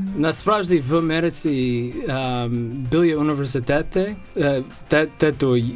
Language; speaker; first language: Ukrainian; non-native, learner; English